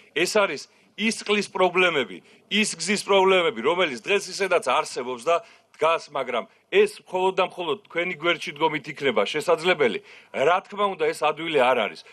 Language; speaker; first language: Georgian; native; Georgian